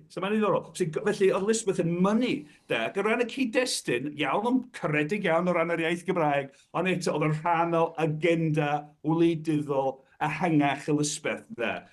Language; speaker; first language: Welsh; native; Welsh